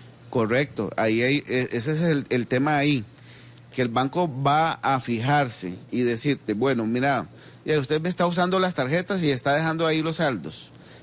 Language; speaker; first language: Spanish; native; Spanish